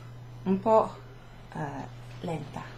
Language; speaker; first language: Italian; non-native, fluent; English